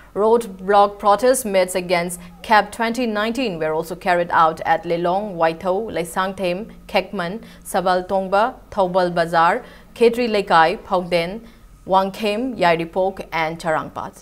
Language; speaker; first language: English; non-native, local second language; Manipuri